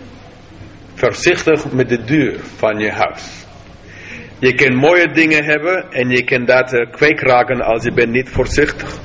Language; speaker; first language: Dutch; non-native, fluent; English